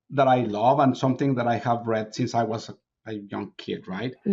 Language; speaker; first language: English; non-native, fluent; Spanish